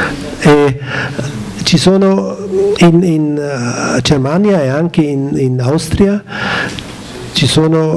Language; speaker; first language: Italian; non-native, learner; German